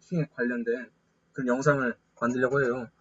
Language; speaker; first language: Korean; native; Korean